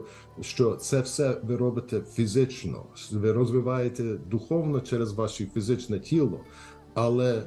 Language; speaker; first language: Ukrainian; early bilingual, heritage; Ukrainian